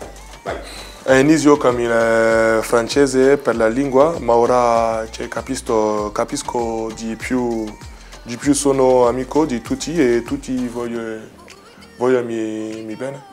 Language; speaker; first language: Italian; non-native, learner; French